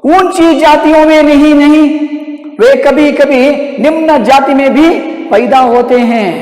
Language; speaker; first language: Hindi; non-native, local second language; Kannada